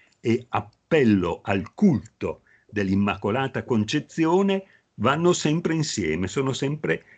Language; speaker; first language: Italian; native; Italian